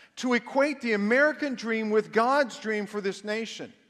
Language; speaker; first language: English; native; English